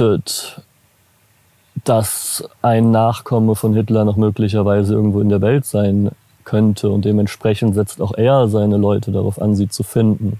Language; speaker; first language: German; native; German